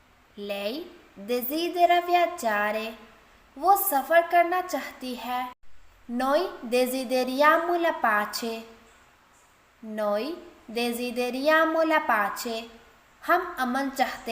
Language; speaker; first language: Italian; non-native, fluent; Urdu